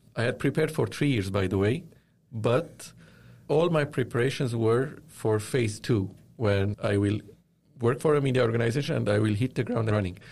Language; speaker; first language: English; non-native, fluent; Arabic